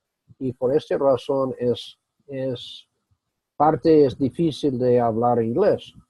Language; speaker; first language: Spanish; non-native, fluent; English